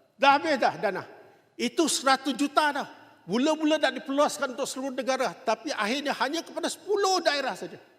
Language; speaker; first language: Malay; non-native, local second language; Chinese